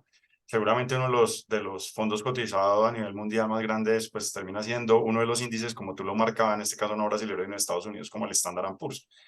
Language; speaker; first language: Spanish; native; Spanish